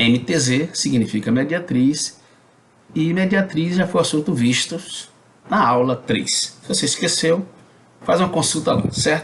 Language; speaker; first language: Portuguese; native; Portuguese